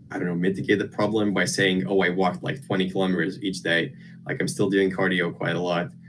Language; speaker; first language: English; non-native, fluent; Lithuanian